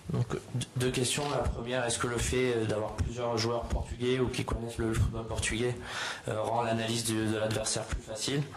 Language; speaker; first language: French; native; French